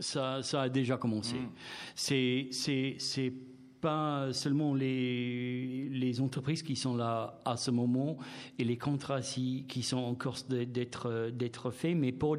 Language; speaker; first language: French; non-native, fluent; English